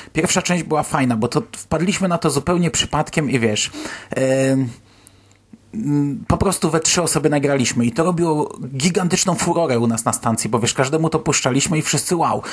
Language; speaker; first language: Polish; native; Polish